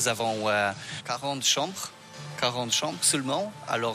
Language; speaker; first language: French; non-native, learner; Polish